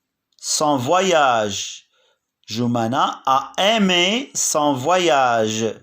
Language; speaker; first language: French; non-native, local second language; Arabic